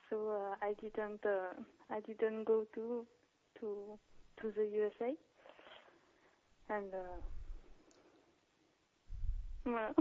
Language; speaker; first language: English; non-native, learner; French